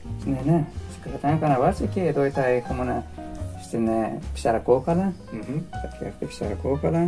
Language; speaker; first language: Greek; non-native, learner; Persian